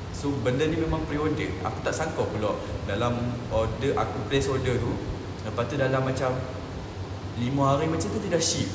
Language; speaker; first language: Malay; native; Malay